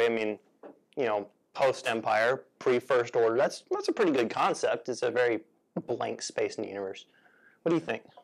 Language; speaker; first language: English; native; English